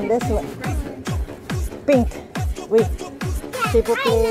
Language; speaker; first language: English; non-native, learner; Filipino